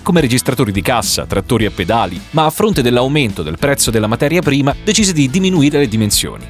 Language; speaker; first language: Italian; native; Italian